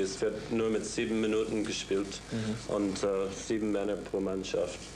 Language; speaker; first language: German; non-native, fluent; English